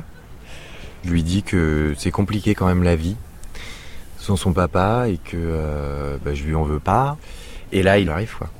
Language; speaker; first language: French; native; French